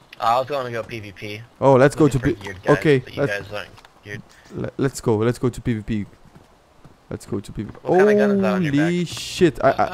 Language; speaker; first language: English; non-native, fluent; Portuguese